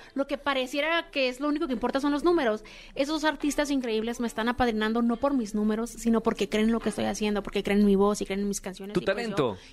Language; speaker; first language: Spanish; native; Spanish